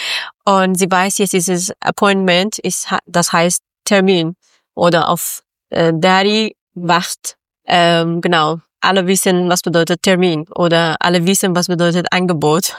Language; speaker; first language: German; non-native, learner; Persian